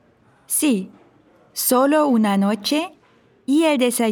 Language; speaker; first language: Spanish; non-native, fluent; German